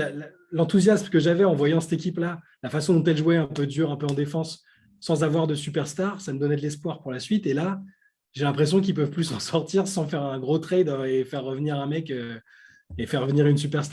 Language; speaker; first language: French; native; French